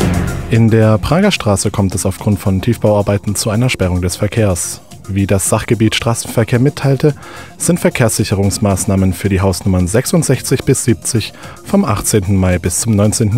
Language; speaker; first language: German; native; German